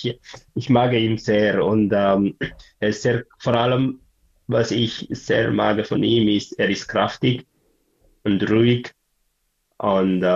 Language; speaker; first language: German; non-native, learner; Tigrinya